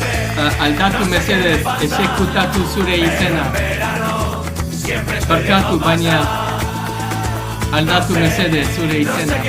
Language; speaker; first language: Basque; non-native, learner; English